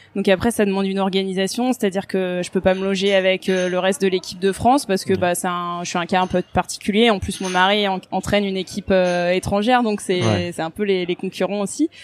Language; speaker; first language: French; native; French